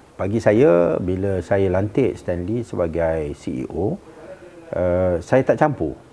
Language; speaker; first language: Malay; native; Malay